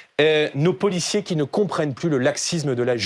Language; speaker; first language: French; native; French